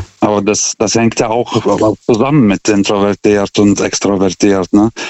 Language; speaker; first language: German; non-native, fluent; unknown